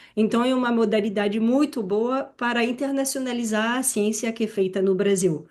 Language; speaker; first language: Portuguese; non-native, fluent; French